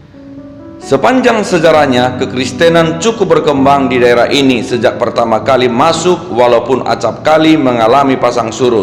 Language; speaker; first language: Indonesian; native; Indonesian